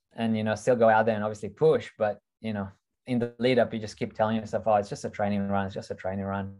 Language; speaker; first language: English; early bilingual, other home language; Russian